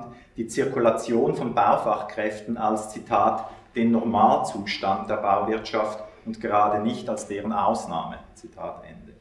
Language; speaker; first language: German; native; German